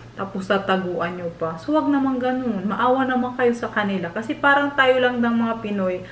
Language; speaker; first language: Filipino; native; Filipino